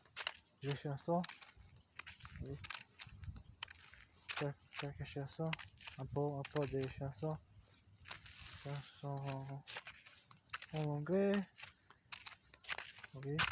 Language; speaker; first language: French; non-native, learner; Portuguese